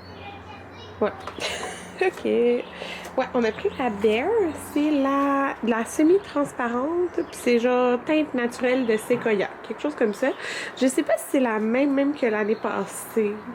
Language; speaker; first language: French; native; French